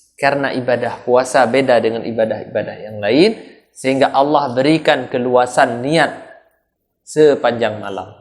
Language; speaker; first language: Malay; non-native, local second language; Achinese